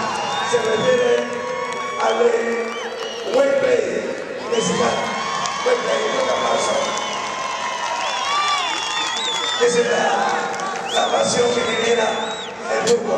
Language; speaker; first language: Spanish; native; Spanish